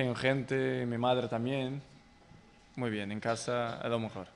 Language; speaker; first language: Spanish; non-native, fluent; Portuguese